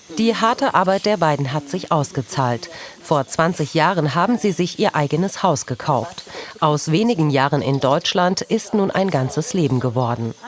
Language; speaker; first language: German; early bilingual, other home language; Turkish